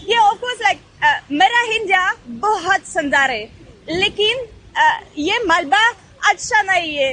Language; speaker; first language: Hindi; non-native, learner; French